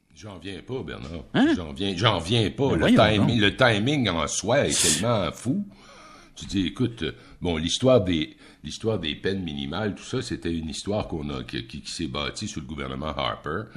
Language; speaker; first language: French; native; French